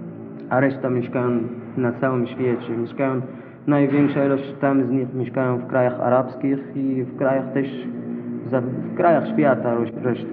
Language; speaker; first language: Polish; non-native, learner; Arabic